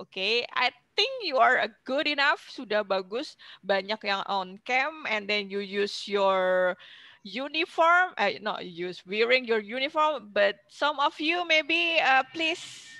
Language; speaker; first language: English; non-native, fluent; Indonesian